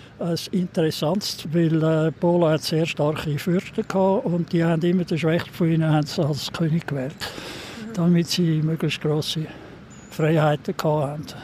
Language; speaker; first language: German; native; German